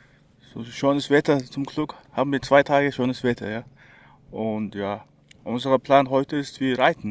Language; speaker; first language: German; non-native, learner; Mongolian